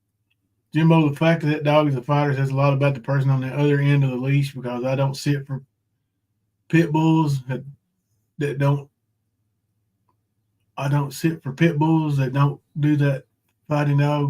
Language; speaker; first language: English; native; English